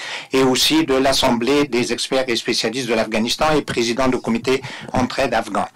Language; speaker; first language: French; non-native, fluent; Persian